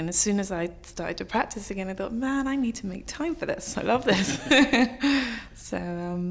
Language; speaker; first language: English; native; English